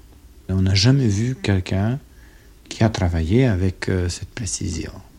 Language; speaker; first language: French; non-native, fluent; Croatian